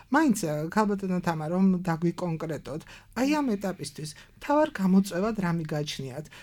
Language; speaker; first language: Georgian; native; Georgian